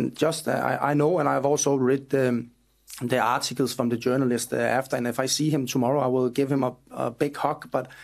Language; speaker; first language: English; non-native, fluent; Danish